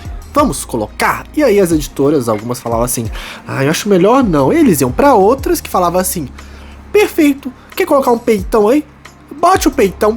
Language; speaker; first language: Portuguese; native; Portuguese